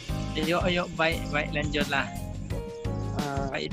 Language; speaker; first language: Indonesian; non-native, learner; Thai